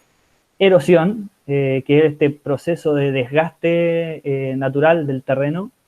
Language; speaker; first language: Spanish; native; Spanish